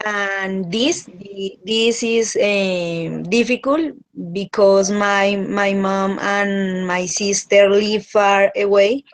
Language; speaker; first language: English; non-native, learner; Spanish